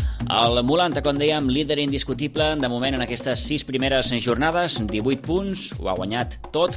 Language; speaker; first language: Catalan; native; Catalan